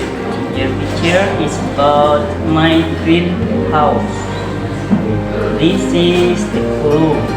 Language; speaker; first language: English; non-native, learner; Indonesian